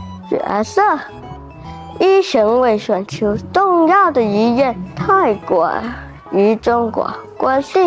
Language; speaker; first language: Chinese; non-native, learner; Thai